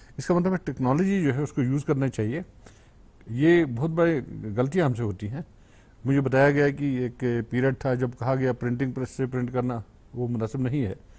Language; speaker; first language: Urdu; non-native, local second language; Kashmiri